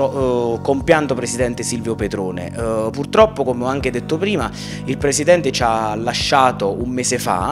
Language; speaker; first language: Italian; native; Italian